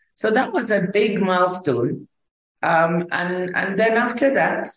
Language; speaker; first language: English; non-native, local second language; Igbo